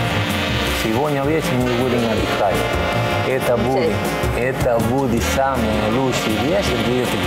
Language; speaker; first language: Russian; non-native, learner; Spanish